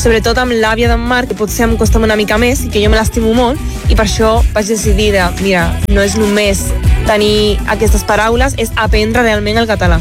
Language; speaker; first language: Catalan; non-native, local second language; Spanish